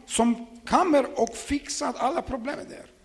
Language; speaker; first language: Swedish; non-native, learner; Ukrainian